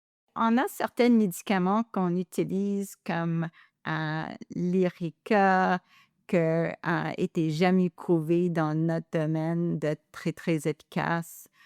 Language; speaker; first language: French; non-native, local second language; English